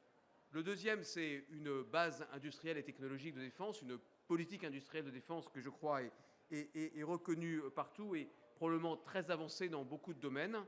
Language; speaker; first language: French; native; French